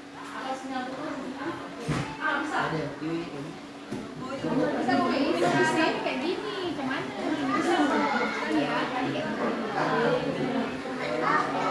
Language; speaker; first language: Indonesian; native; Indonesian